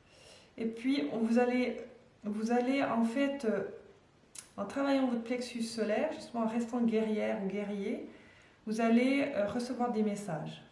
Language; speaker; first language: French; native; French